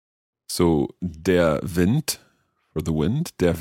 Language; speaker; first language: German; non-native, learner; English